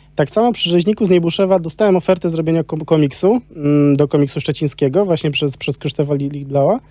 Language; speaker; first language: Polish; native; Polish